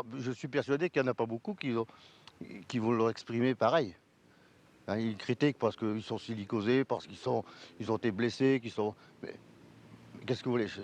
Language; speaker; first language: French; native; French